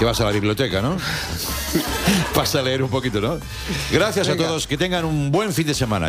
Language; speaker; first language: Spanish; native; Spanish